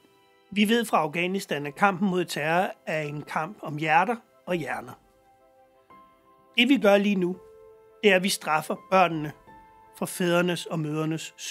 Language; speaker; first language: Danish; native; Danish